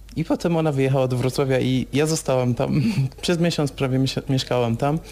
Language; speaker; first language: Polish; non-native, fluent; Persian